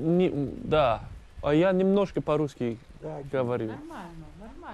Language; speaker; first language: Russian; non-native, learner; English